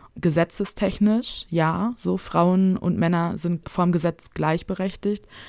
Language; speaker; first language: German; native; German